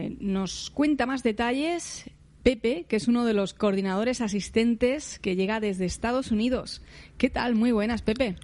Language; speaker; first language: Spanish; native; Spanish